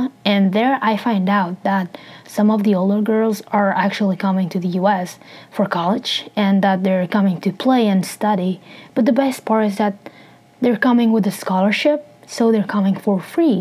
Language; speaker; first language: English; non-native, fluent; Spanish